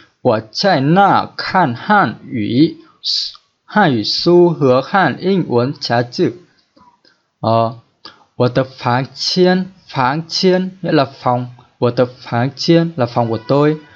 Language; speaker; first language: Chinese; non-native, fluent; Vietnamese